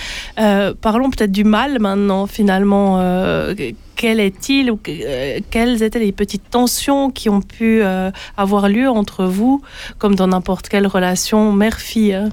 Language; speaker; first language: French; native; French